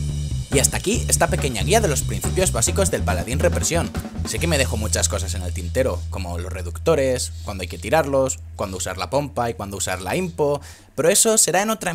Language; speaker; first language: Spanish; native; Spanish